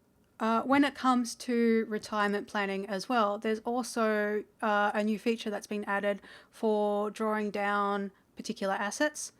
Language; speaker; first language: English; native; English